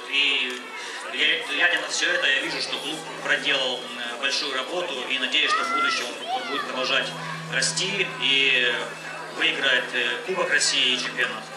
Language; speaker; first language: Russian; native; Russian